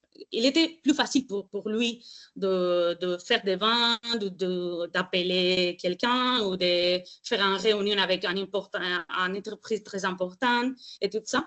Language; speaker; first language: French; non-native, fluent; Spanish